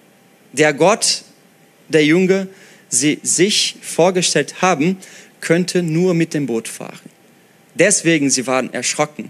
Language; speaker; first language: German; non-native, fluent; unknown